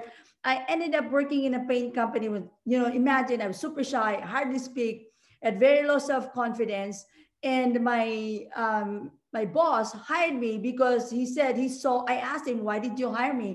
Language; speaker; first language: English; non-native, local second language; Filipino